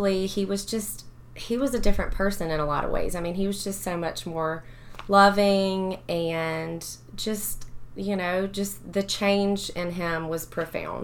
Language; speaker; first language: English; native; English